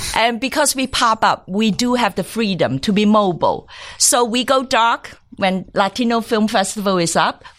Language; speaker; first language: English; non-native, local second language; Cantonese